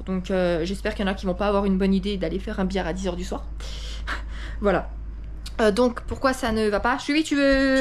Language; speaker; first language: French; native; French